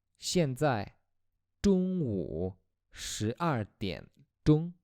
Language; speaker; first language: Chinese; non-native, fluent; Polish